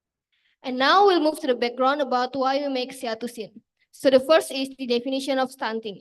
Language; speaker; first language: English; non-native, local second language; Indonesian